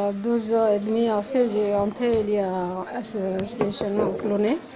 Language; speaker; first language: French; non-native, learner; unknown